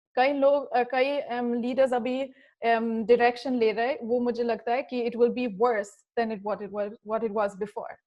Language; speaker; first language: Hindi; early bilingual, other home language; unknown